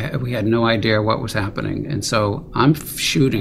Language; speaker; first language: English; early bilingual, other home language; Armenian